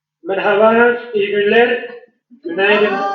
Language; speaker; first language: Turkish; non-native, learner; Spanish